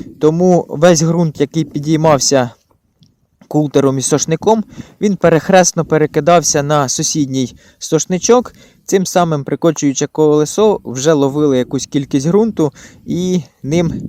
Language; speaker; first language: Ukrainian; native; Ukrainian